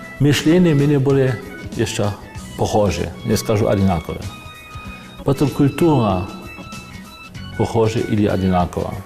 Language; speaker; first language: Russian; non-native, fluent; German